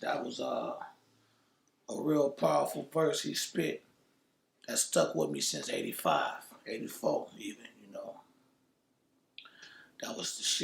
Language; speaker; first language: English; native; English